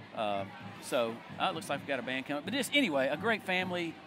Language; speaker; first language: English; native; English